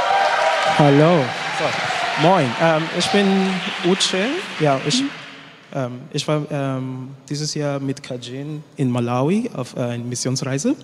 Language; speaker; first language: German; non-native, learner; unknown